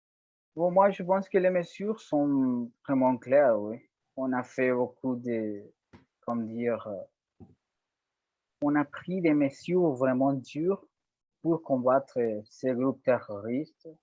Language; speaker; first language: French; non-native, learner; Spanish